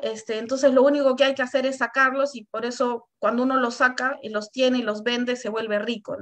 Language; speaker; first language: Spanish; native; Spanish